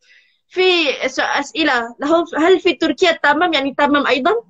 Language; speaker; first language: Arabic; non-native, learner; Malay